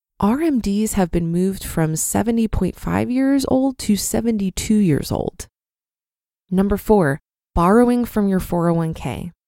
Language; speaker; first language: English; native; English